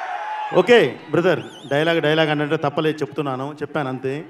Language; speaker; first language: Telugu; native; Telugu